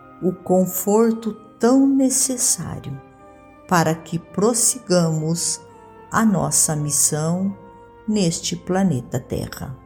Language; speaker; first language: Portuguese; native; Portuguese